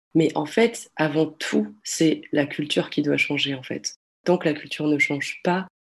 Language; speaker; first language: French; native; French